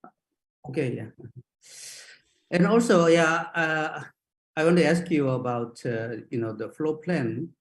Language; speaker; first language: English; non-native, learner; Japanese